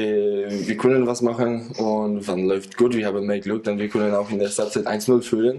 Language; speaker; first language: German; non-native, fluent; Polish